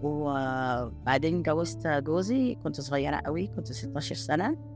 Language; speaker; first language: Arabic; non-native, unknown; Italian